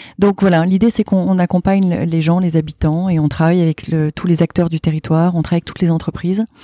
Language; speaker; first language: French; native; French